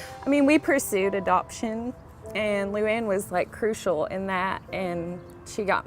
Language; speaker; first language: English; native; English